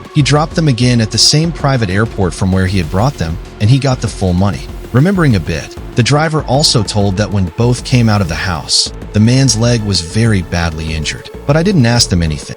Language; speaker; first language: English; non-native, local second language; Hindi